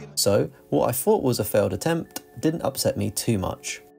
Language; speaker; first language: English; native; English